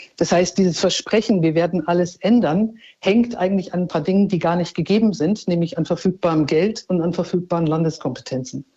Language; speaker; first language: German; native; German